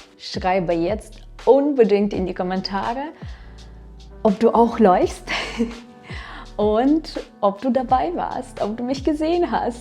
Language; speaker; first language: German; non-native, fluent; Russian